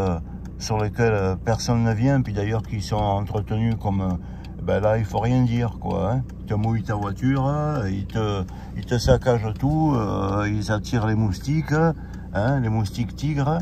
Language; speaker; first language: French; native; French